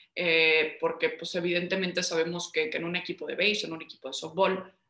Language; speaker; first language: Spanish; early bilingual, heritage; Spanish